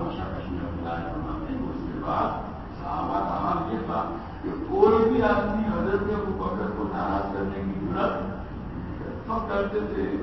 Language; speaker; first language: Urdu; non-native, local second language; Gujarati